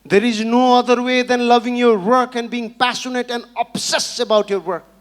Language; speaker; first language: English; non-native, local second language; Nepali